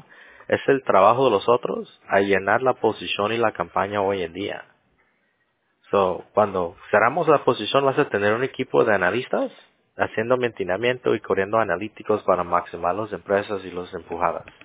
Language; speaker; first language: Spanish; early bilingual, heritage; English